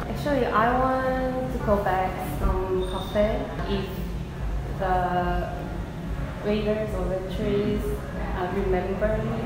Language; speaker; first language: English; non-native, learner; Korean